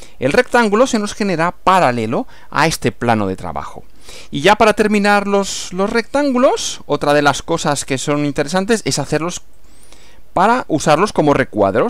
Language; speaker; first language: Spanish; native; Spanish